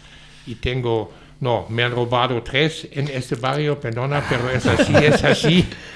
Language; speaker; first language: Spanish; non-native, fluent; German